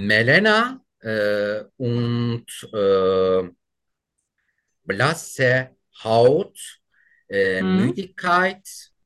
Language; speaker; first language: German; non-native, learner; Turkish